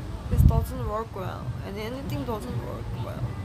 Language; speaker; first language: English; non-native, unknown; Korean